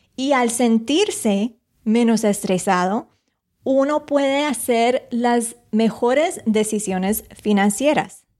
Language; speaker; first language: Spanish; native; Spanish